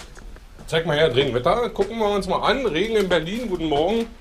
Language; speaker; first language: German; native; German